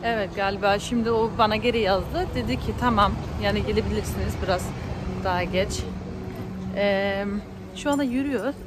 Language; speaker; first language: Turkish; non-native, learner; German